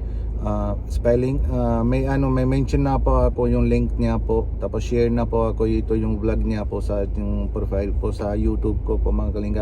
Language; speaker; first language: Filipino; non-native, learner; Punjabi